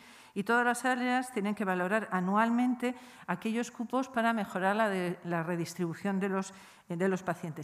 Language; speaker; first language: Spanish; native; Spanish